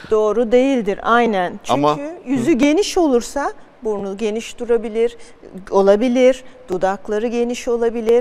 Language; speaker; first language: Turkish; native; Turkish